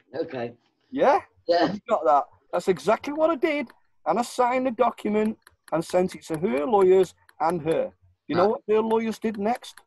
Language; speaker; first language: English; native; English